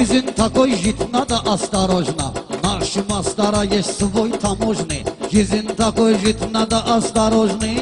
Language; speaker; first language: Russian; non-native, local second language; Talysh